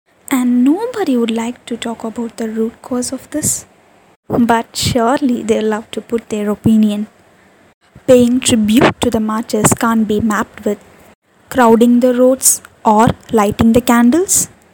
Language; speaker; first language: English; non-native, local second language; Tamil